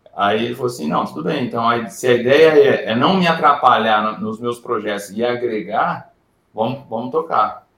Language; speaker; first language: Portuguese; native; Portuguese